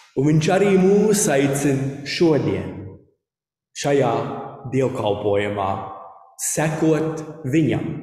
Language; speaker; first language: Latvian; early bilingual, heritage; Latvian